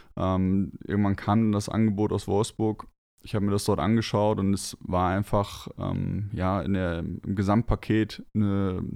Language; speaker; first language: German; native; German